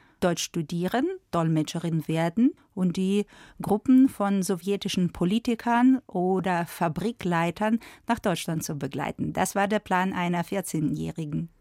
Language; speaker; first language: German; non-native, fluent; Russian